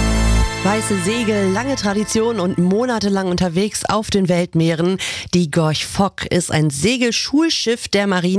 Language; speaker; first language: German; native; German